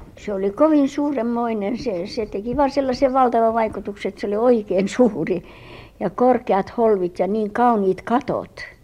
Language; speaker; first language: Finnish; early bilingual, heritage; Finnish